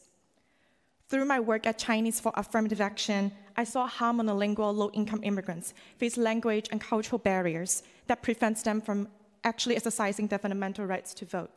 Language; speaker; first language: English; non-native, local second language; Cantonese